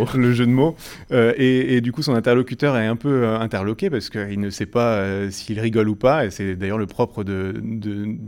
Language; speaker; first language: French; native; French